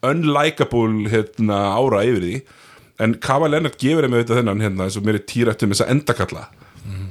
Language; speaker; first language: Icelandic; native; Icelandic